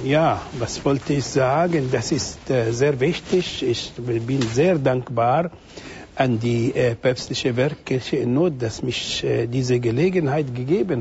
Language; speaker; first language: German; non-native, fluent; Arabic